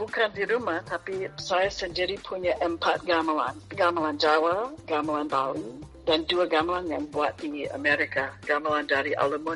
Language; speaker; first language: Indonesian; non-native, fluent; English